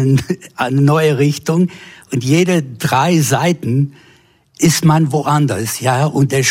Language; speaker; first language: German; non-native, fluent; English